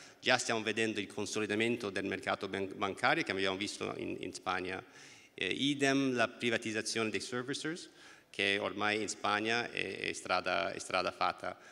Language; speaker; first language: Italian; non-native, fluent; English